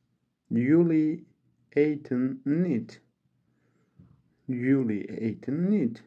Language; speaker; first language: Dutch; non-native, learner; Turkish